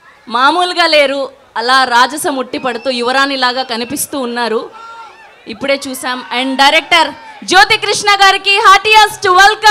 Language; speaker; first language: Telugu; native; Telugu